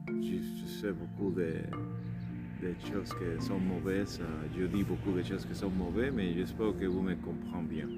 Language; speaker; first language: French; non-native, learner; Spanish